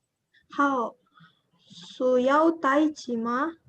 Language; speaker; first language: Chinese; non-native, learner; Indonesian